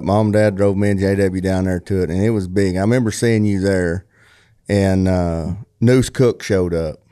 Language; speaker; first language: English; native; English